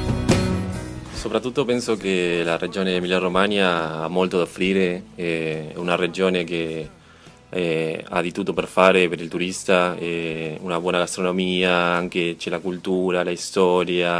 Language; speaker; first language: Italian; non-native, learner; Spanish